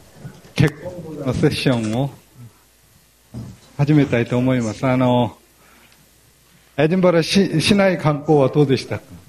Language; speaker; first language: Japanese; non-native, fluent; Korean